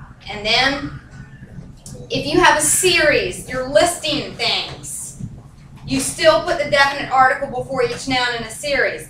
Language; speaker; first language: English; native; English